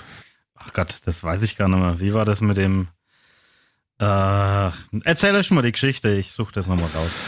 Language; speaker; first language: German; native; German